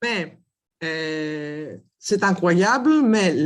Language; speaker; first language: French; non-native, learner; Greek